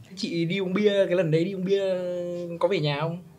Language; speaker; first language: Vietnamese; native; Vietnamese